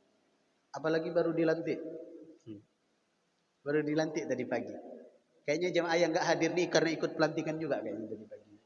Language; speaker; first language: Indonesian; native; Indonesian